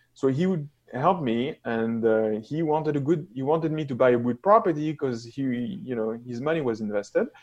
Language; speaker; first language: English; non-native, fluent; French